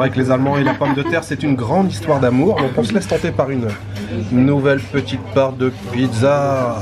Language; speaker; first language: French; native; French